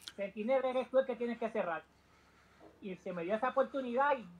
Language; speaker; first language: Spanish; native; Spanish